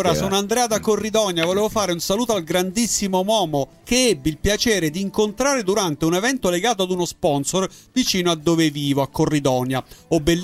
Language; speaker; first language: Italian; native; Italian